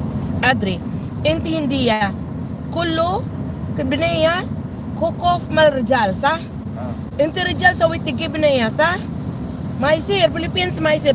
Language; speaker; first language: Arabic; non-native, learner; Hiligaynon